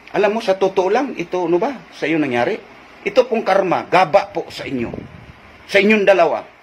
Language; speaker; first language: Filipino; non-native, local second language; Cebuano